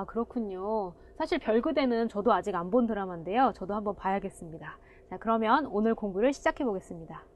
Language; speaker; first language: Korean; native; Korean